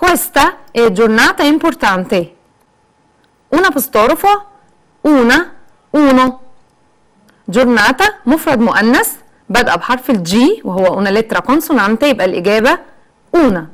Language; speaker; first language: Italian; non-native, fluent; Arabic